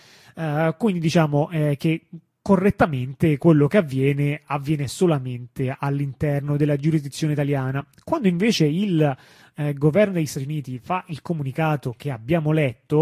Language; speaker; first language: Italian; native; Italian